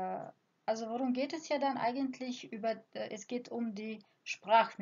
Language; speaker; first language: German; non-native, fluent; Croatian